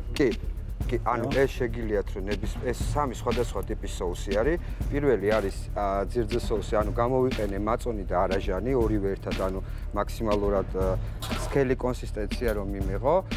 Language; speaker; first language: Georgian; native; Georgian